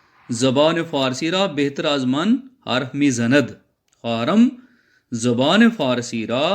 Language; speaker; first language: Persian; non-native, fluent; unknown